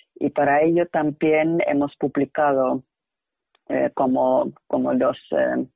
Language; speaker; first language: Spanish; non-native, fluent; Finnish